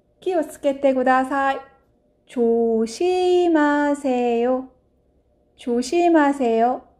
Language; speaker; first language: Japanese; non-native, fluent; Korean